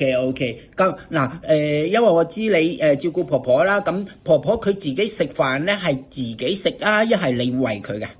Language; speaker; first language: Cantonese; native; Cantonese